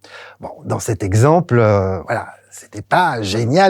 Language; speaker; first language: French; native; French